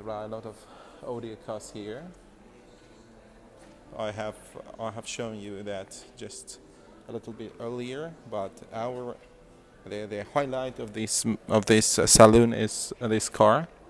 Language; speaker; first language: English; non-native, fluent; Russian